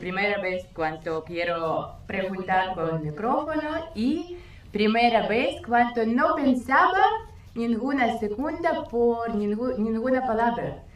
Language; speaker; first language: Spanish; non-native, learner; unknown